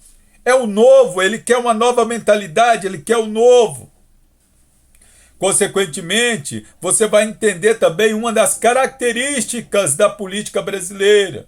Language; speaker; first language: Portuguese; native; Portuguese